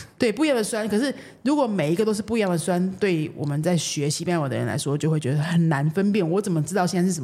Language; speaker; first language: Spanish; non-native, fluent; Chinese